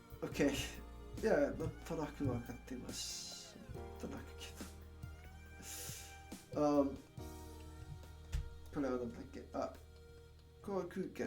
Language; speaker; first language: Japanese; non-native, learner; Spanish